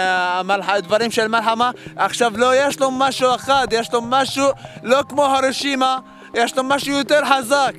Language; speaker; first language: Hebrew; non-native, learner; Arabic